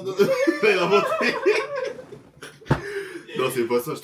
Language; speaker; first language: French; native; French